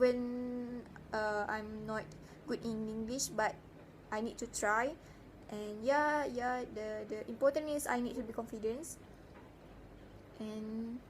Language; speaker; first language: English; non-native, learner; Malay